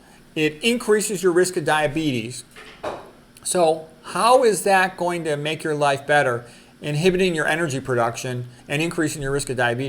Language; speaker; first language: English; native; English